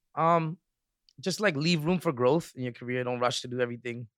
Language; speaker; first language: English; native; English